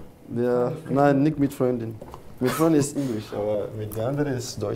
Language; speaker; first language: German; non-native, learner; French